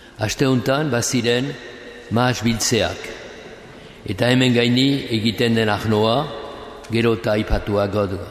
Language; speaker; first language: Basque; native; Basque